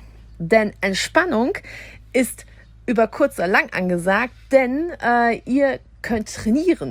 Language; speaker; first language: German; native; German